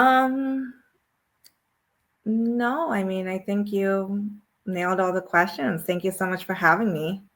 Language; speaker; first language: English; native; English